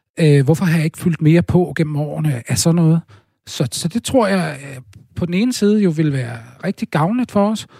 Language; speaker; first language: Danish; native; Danish